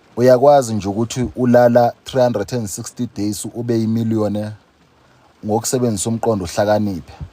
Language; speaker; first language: Zulu; non-native, local second language; Xhosa